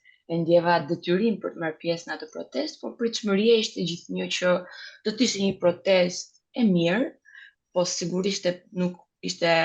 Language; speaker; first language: Albanian; native; Albanian